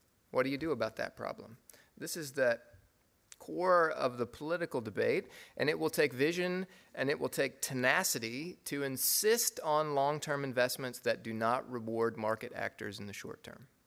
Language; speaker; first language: English; native; English